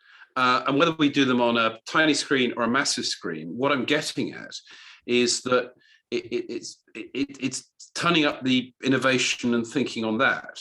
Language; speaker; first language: English; native; English